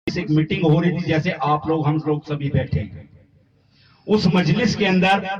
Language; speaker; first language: Hindi; non-native, local second language; Punjabi